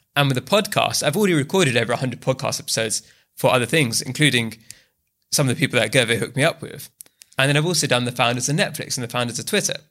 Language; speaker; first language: English; native; English